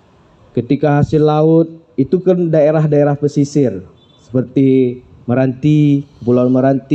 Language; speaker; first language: Indonesian; native; Indonesian